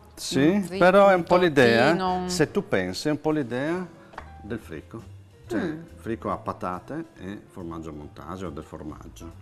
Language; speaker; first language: Italian; native; Italian